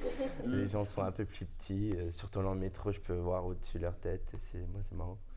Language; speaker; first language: French; non-native, learner; Dutch